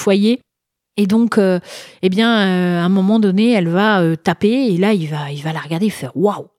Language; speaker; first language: French; native; French